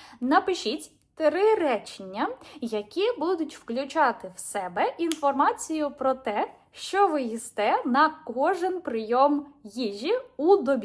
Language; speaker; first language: Ukrainian; native; Ukrainian